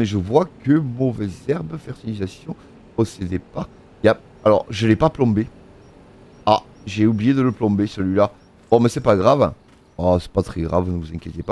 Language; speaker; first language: French; native; French